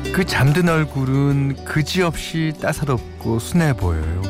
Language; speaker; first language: Korean; native; Korean